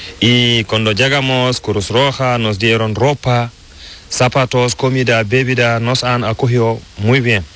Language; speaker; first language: Spanish; non-native, learner; Fula